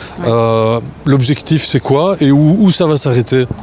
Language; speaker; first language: French; native; French